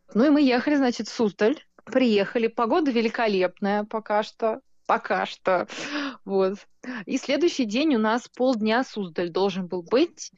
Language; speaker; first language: Russian; native; Russian